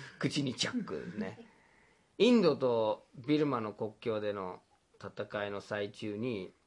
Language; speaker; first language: Japanese; non-native, fluent; English